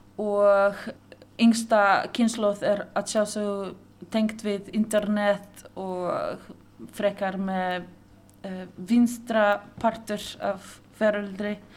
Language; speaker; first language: Icelandic; non-native, local second language; Polish